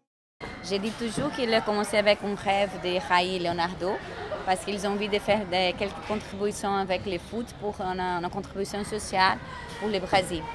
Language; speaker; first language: French; non-native, fluent; Portuguese